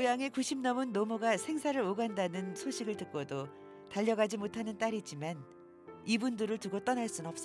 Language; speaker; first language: Korean; native; Korean